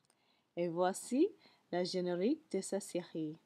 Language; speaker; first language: French; non-native, learner; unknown